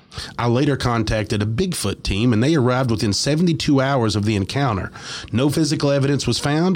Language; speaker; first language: English; native; English